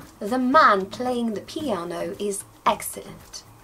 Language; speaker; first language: English; non-native, fluent; French